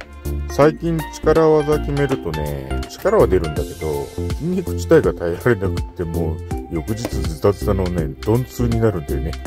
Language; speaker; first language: Japanese; native; Japanese